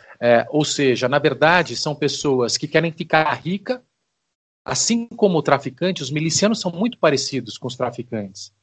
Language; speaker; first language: Portuguese; native; Portuguese